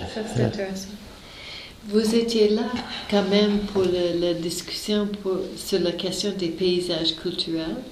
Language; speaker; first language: French; native; French